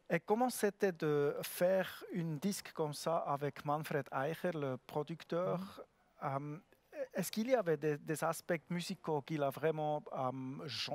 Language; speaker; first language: French; non-native, learner; German